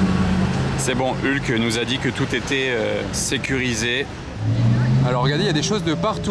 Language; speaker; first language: French; native; French